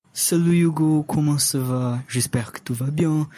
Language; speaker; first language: French; non-native, learner; Portuguese